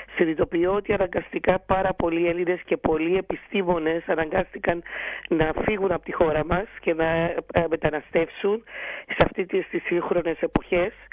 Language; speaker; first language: Greek; early bilingual, heritage; Greek